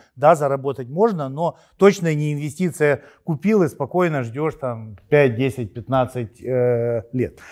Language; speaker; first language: Russian; native; Russian